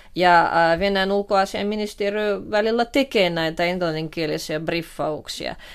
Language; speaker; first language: Finnish; non-native, fluent; Russian